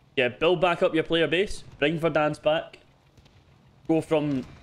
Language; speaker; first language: English; native; English